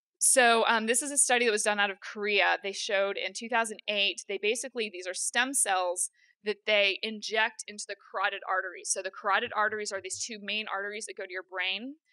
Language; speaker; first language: English; native; English